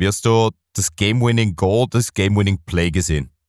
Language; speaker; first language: German; native; German